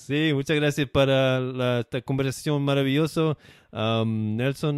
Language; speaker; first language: Spanish; non-native, learner; English